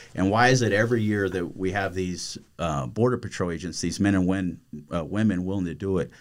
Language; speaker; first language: English; native; English